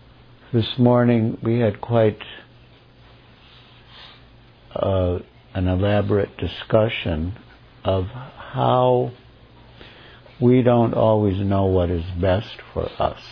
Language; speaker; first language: English; native; English